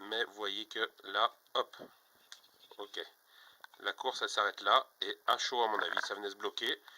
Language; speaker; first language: French; native; French